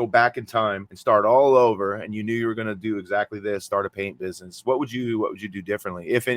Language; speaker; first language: English; native; English